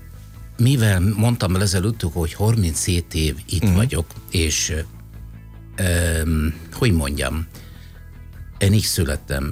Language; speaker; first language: Hungarian; non-native, fluent; Italian